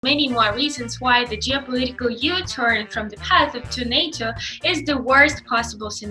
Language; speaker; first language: English; non-native, fluent; Ukrainian